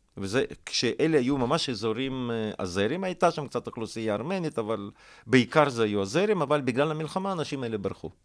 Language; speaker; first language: Hebrew; non-native, fluent; Russian